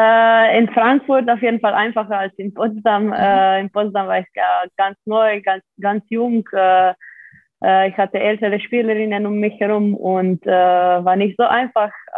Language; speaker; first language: German; non-native, fluent; Slovenian